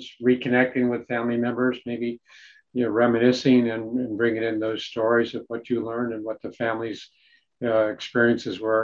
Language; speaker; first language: English; native; English